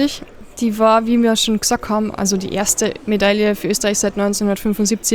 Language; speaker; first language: German; native; German